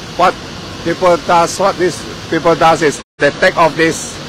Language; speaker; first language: English; non-native, local second language; Chinese